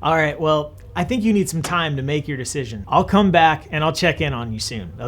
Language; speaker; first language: English; native; English